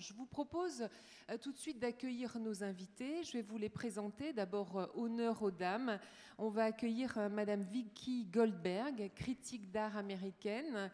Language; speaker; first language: French; native; French